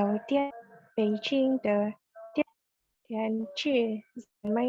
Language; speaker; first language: Chinese; non-native, learner; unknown